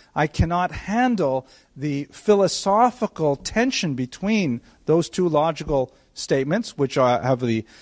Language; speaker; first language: English; native; English